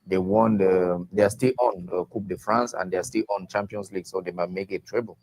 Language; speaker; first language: English; non-native, local second language; French